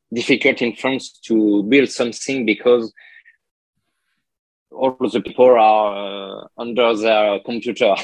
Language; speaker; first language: English; non-native, learner; French